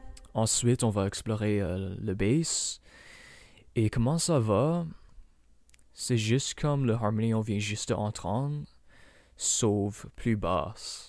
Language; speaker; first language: French; non-native, local second language; English